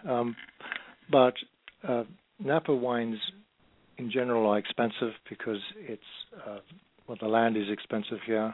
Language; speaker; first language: English; native; English